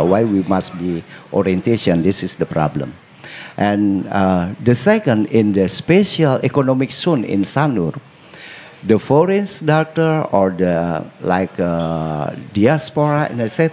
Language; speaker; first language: English; non-native, learner; Indonesian